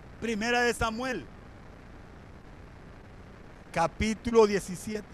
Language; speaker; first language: Spanish; native; Spanish